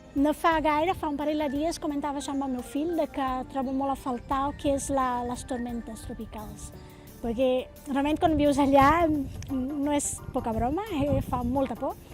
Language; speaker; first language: Catalan; non-native, fluent; Portuguese